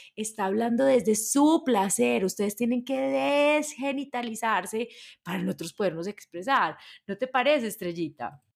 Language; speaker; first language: Spanish; native; Spanish